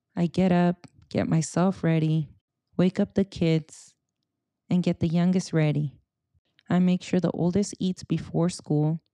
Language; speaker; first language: English; early bilingual, other home language; Spanish